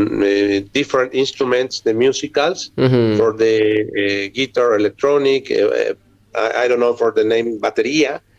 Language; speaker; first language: English; non-native, learner; Spanish